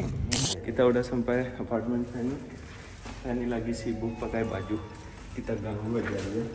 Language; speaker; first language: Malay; non-native, learner; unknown